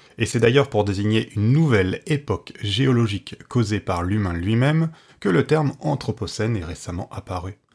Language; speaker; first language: French; native; French